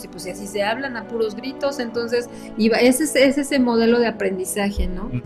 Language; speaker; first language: Spanish; native; Spanish